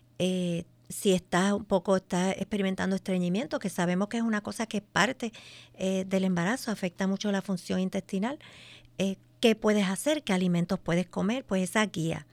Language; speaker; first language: Spanish; native; Spanish